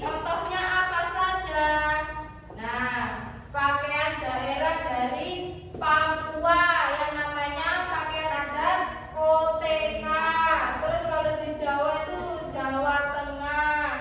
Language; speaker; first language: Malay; non-native, local second language; Javanese